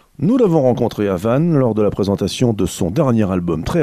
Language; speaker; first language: French; native; French